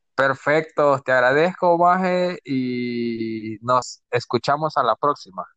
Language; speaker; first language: Spanish; native; Spanish